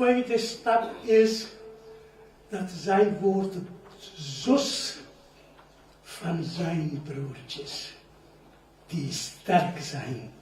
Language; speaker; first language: Dutch; non-native, learner; Urdu